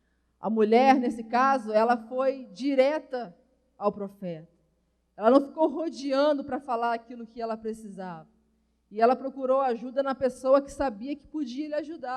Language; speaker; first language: Portuguese; native; Portuguese